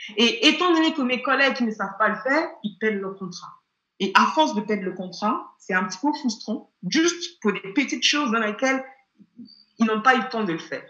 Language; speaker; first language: French; non-native, fluent; Yoruba